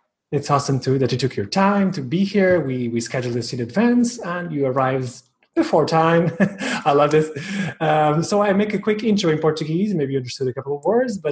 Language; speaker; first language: English; non-native, fluent; Portuguese